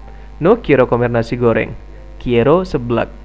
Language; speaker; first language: Spanish; non-native, fluent; Indonesian